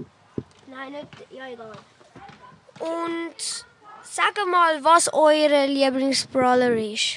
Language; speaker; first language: German; native; German